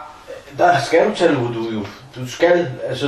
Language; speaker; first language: Danish; native; Danish